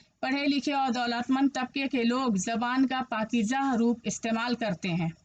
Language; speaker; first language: Urdu; native; Urdu